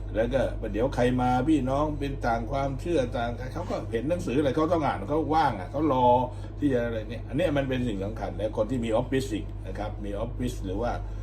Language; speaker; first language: Thai; native; Thai